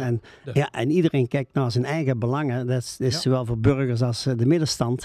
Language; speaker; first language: Dutch; native; Dutch